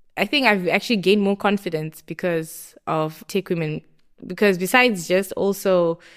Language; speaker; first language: English; non-native, local second language; Shona